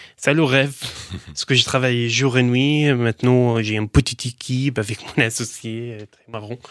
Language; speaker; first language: French; non-native, learner; Arabic